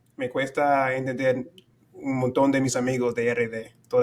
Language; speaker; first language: Spanish; non-native, fluent; English